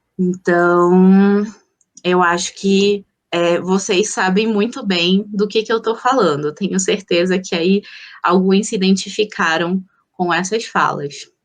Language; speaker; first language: Portuguese; early bilingual, other home language; Spanish